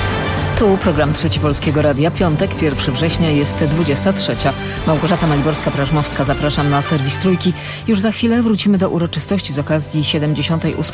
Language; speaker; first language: Polish; native; Polish